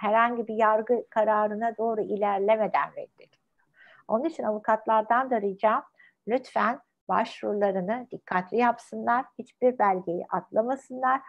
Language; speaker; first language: Turkish; native; Turkish